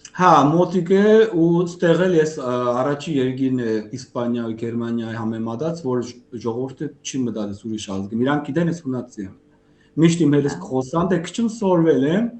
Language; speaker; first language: Armenian; early bilingual, heritage; Armenian